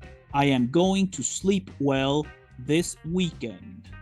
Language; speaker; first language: English; non-native, fluent; Spanish